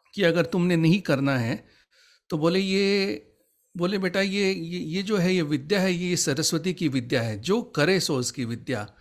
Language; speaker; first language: Hindi; native; Hindi